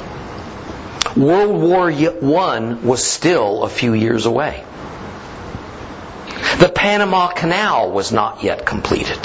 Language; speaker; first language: English; native; English